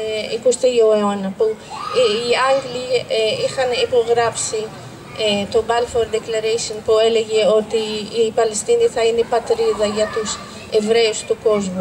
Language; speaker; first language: Greek; non-native, fluent; Arabic